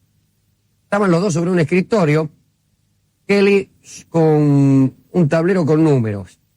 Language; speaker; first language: Spanish; native; Spanish